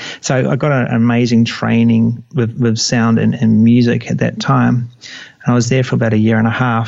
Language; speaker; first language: English; native; English